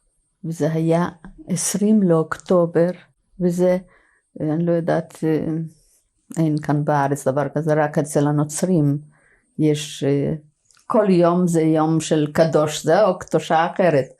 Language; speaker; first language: Hebrew; non-native, fluent; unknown